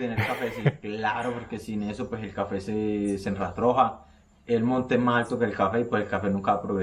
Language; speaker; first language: Spanish; native; Spanish